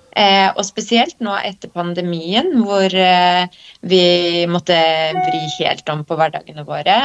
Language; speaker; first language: Norwegian; early bilingual, other home language; Polish